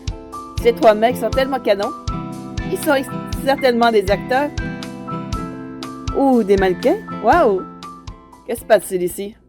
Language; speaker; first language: French; native; French